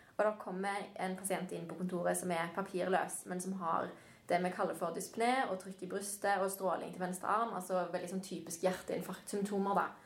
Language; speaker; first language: Norwegian; native; Norwegian